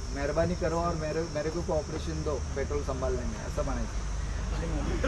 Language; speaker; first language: Hindi; non-native, local second language; Marathi